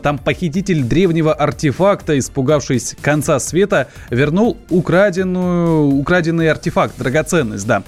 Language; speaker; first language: Russian; native; Russian